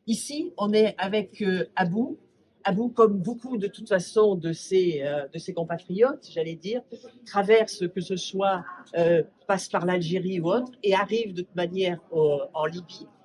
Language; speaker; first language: French; native; French